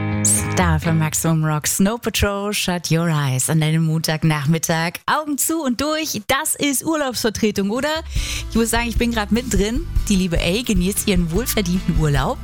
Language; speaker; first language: German; native; German